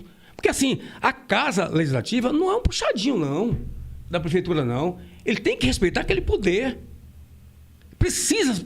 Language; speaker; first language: Portuguese; native; Portuguese